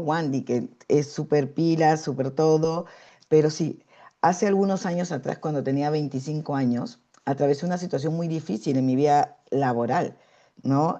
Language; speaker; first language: Spanish; native; Spanish